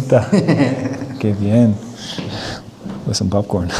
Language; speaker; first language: Spanish; non-native, learner; English